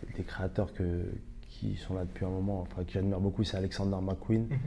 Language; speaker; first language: French; native; French